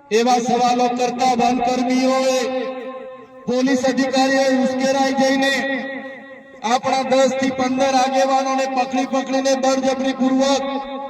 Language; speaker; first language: Gujarati; non-native, local second language; Vasavi